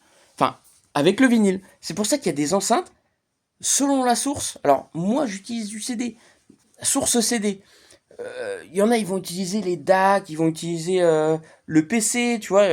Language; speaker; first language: French; native; French